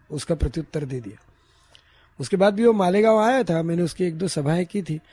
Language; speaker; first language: Hindi; non-native, local second language; Marathi